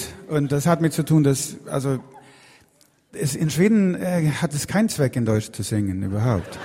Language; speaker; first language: German; non-native, learner; Swedish